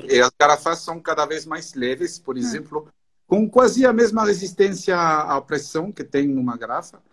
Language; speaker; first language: Portuguese; non-native, fluent; French